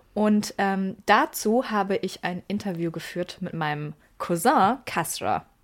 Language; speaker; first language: German; early bilingual, other home language; Persian